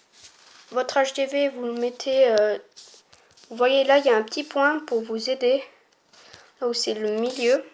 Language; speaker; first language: French; native; French